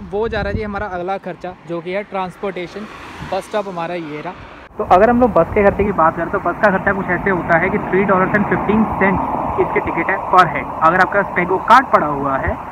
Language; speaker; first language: Hindi; non-native, local second language; Punjabi